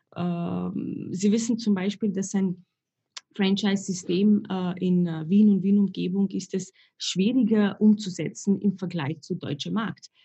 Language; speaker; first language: German; non-native, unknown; Slovenian